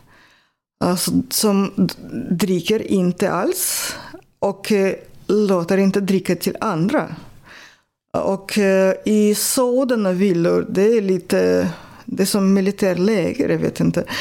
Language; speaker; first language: Swedish; non-native, fluent; Russian